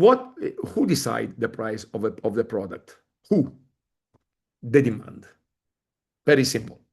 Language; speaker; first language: English; non-native, fluent; Italian